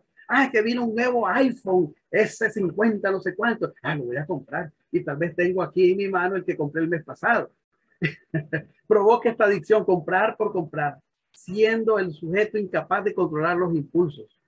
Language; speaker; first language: Spanish; native; Spanish